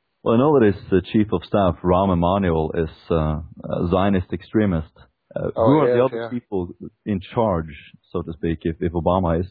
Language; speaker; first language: English; non-native, fluent; Norwegian